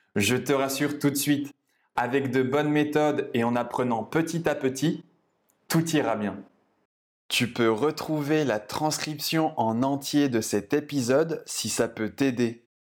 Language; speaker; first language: French; native; French